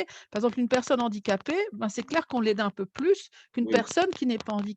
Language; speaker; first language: French; native; French